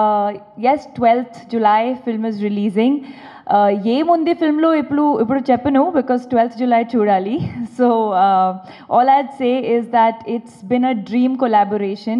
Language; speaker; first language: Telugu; non-native, fluent; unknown